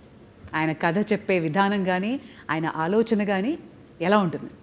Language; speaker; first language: Telugu; native; Telugu